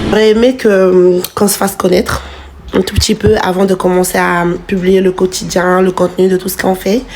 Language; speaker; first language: French; native; French